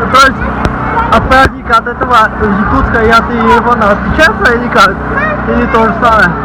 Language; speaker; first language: Russian; non-native, local second language; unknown